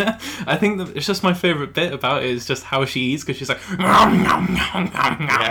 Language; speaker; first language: English; native; English